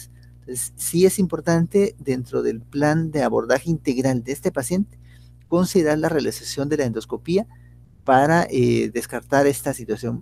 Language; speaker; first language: Spanish; native; Spanish